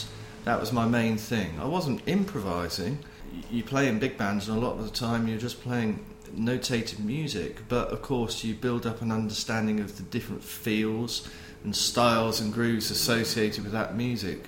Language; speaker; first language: English; native; English